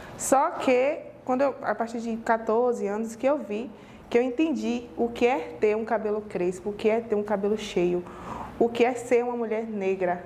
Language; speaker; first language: Portuguese; native; Portuguese